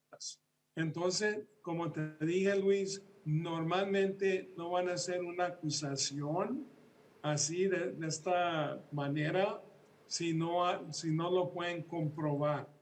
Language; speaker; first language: Spanish; early bilingual, heritage; Spanish